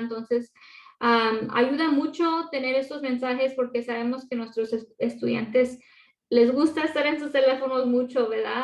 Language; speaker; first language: Spanish; early bilingual, other home language; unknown